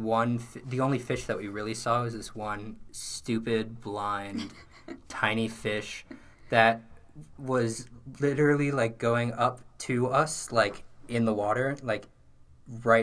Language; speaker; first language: English; native; English